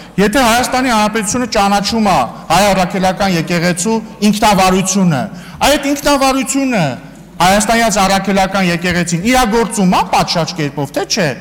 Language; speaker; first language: Armenian; native; Armenian